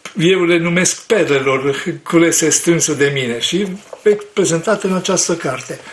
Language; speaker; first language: Romanian; non-native, local second language; Ukrainian